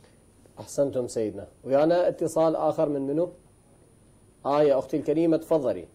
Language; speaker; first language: Arabic; native; Arabic